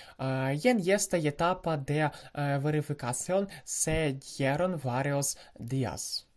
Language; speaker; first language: Spanish; non-native, learner; Ukrainian